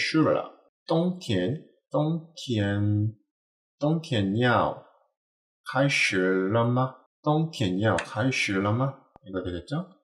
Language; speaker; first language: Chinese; non-native, learner; Korean